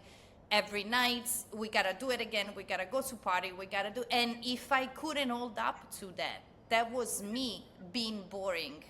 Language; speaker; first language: English; non-native, fluent; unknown